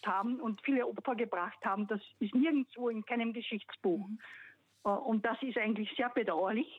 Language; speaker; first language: German; non-native, local second language; Slovenian